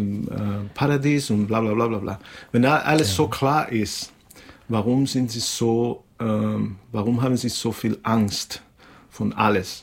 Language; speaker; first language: German; non-native, learner; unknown